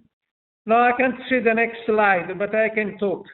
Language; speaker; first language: English; non-native, fluent; Italian